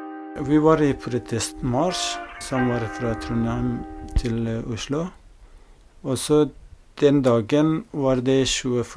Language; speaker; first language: Norwegian; non-native, fluent; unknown